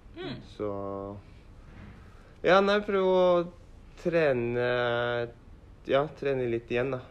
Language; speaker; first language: Norwegian; non-native, learner; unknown